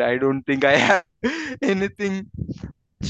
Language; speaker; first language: English; non-native, local second language; Malayalam